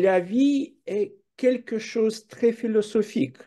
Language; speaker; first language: French; non-native, fluent; Russian